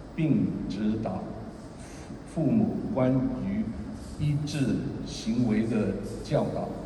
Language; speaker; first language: Chinese; early bilingual, heritage; Chinese